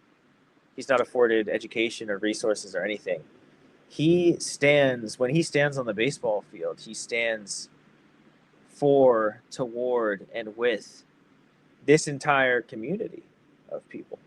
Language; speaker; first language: English; native; English